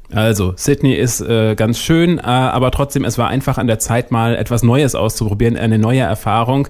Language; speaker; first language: German; native; German